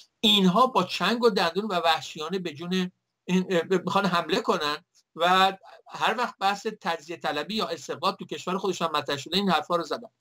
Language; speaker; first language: Persian; native; Persian